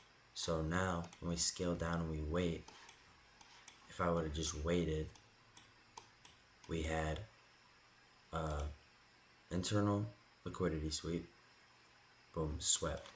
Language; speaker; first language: English; native; English